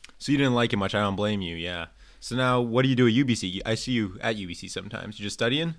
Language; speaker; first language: English; native; English